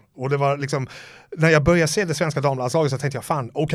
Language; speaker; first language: Swedish; non-native, fluent; English